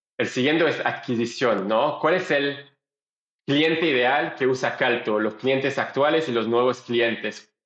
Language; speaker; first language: Spanish; non-native, fluent; French